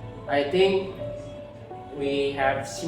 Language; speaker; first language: English; non-native, learner; Indonesian